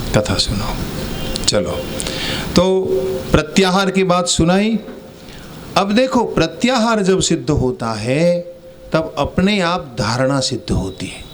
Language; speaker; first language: Hindi; non-native, local second language; Gujarati